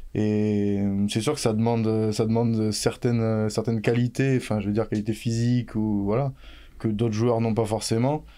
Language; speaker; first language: French; native; French